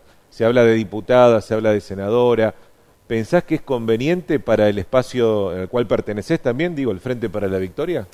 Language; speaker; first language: Spanish; native; Spanish